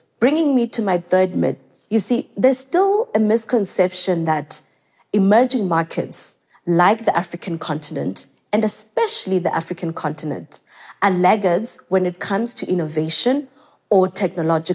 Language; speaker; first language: English; non-native, local second language; Xhosa